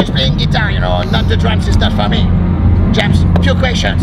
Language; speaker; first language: English; non-native, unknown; French